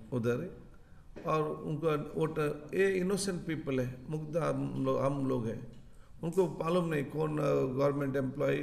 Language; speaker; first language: Hindi; non-native, local second language; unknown